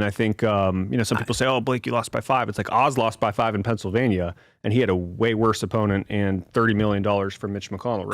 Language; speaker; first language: English; native; English